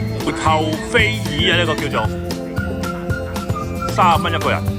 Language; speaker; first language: Chinese; native; Chinese